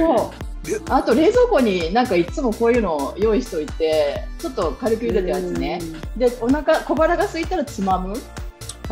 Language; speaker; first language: Japanese; native; Japanese